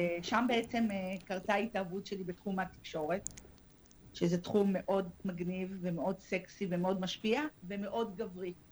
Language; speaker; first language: Hebrew; early bilingual, other home language; Russian